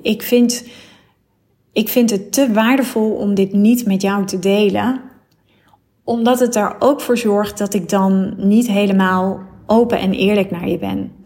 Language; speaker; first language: Dutch; native; Dutch